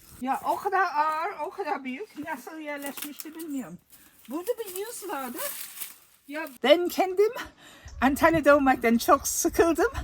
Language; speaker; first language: Turkish; non-native, learner; English